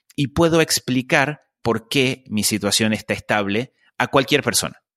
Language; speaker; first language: Spanish; native; Spanish